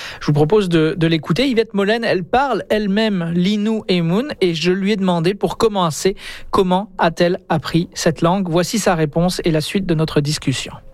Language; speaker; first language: French; native; French